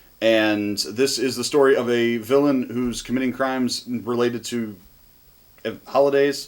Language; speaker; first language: English; native; English